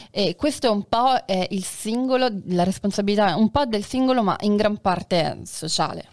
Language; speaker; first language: Italian; native; Italian